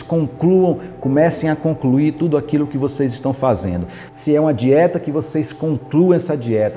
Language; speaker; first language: Portuguese; native; Portuguese